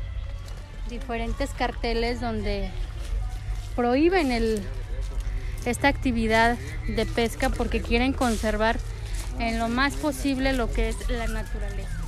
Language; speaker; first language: Spanish; native; Spanish